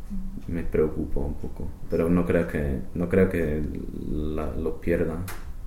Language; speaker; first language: Spanish; non-native, fluent; English